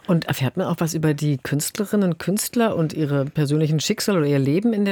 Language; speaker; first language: German; native; German